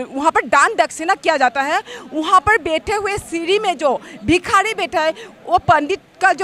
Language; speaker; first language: Hindi; non-native, local second language; Assamese